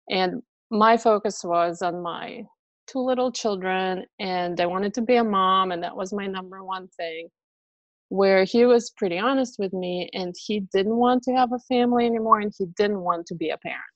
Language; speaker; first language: English; non-native, fluent; Russian